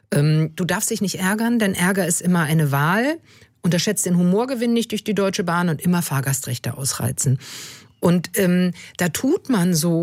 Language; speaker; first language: German; native; German